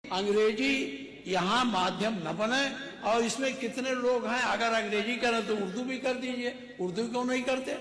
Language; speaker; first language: Hindi; native; Hindi